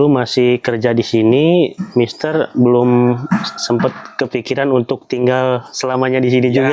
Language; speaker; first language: Indonesian; native; Indonesian